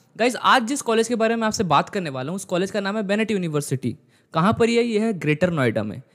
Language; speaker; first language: Hindi; native; Hindi